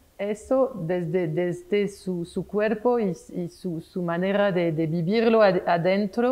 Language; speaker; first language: Spanish; non-native, fluent; French